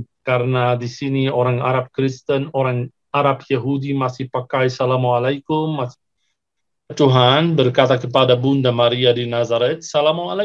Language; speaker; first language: Indonesian; non-native, fluent; Arabic